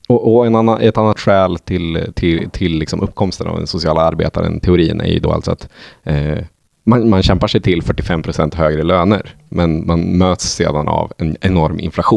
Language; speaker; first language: Swedish; native; Swedish